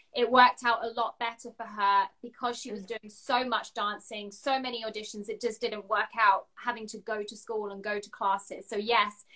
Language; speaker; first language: English; native; English